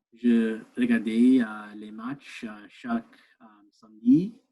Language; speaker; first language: French; non-native, learner; English